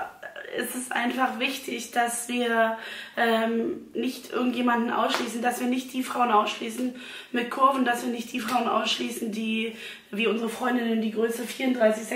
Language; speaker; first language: German; native; German